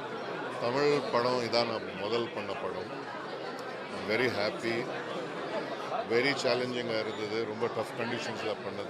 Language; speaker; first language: Tamil; non-native, learner; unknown